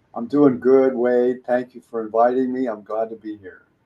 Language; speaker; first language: English; native; English